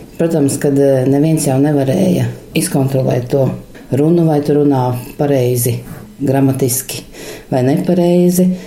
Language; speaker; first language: Latvian; non-native, local second language; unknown